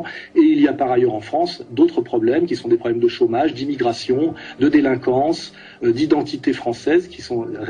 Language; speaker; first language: French; native; French